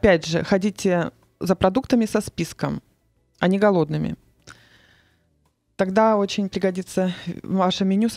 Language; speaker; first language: Russian; native; Russian